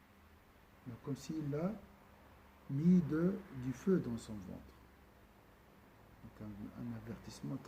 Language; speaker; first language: French; non-native, local second language; Arabic